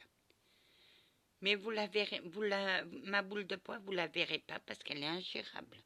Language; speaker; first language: French; early bilingual, other home language; Portuguese